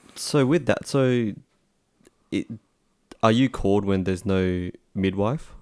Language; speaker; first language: English; native; English